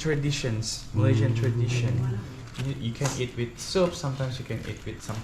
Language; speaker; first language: English; non-native, local second language; Malay